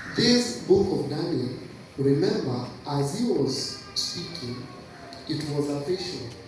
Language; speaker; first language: English; non-native, local second language; Swahili